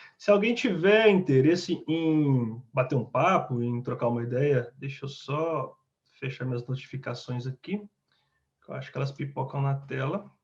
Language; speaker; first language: Portuguese; native; Portuguese